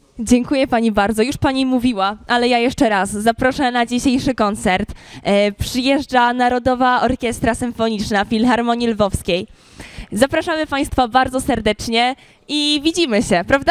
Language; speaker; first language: Polish; native; Polish